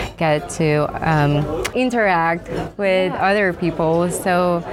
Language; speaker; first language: English; non-native, local second language; Filipino